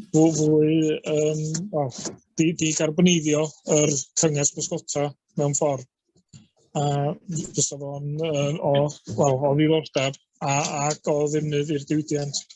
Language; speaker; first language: Welsh; native; Welsh